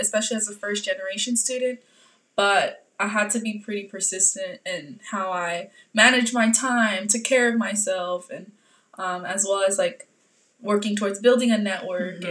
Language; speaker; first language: English; native; English